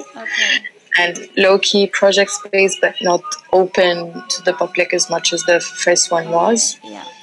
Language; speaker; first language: English; non-native, fluent; Central Atlas Tamazight